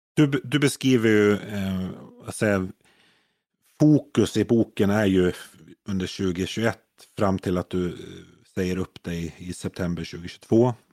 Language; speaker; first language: Swedish; native; Swedish